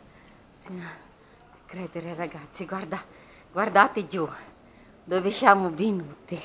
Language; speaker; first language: Italian; non-native, learner; Filipino